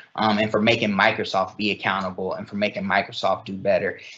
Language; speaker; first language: English; native; English